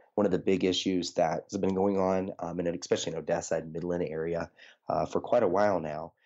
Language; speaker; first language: English; native; English